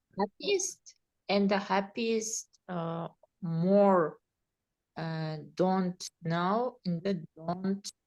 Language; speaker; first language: English; non-native, learner; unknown